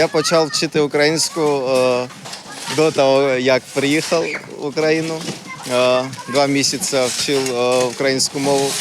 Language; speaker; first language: Ukrainian; non-native, learner; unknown